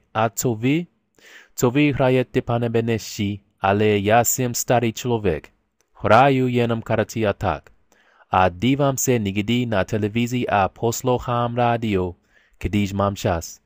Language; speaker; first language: Czech; non-native, learner; English